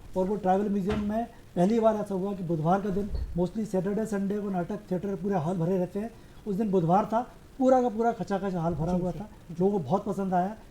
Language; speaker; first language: Hindi; native; Hindi